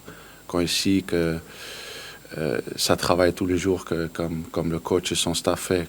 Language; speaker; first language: French; non-native, learner; Danish